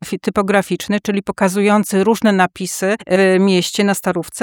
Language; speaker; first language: Polish; native; Polish